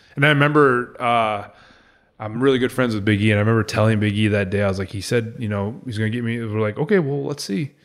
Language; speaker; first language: English; native; English